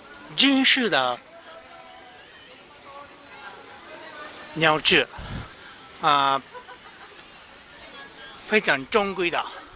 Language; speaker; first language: Chinese; non-native, learner; Japanese